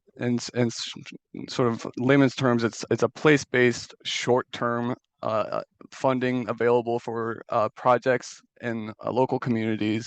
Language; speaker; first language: English; native; English